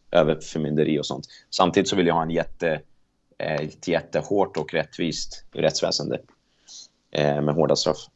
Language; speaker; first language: Swedish; native; Swedish